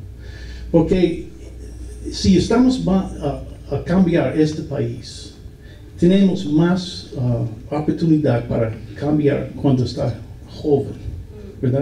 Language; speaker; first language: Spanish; non-native, learner; English